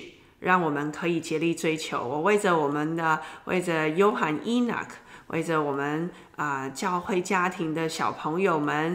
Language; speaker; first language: Chinese; native; Chinese